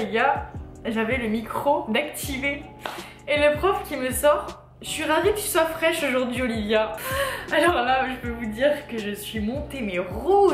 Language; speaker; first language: French; native; French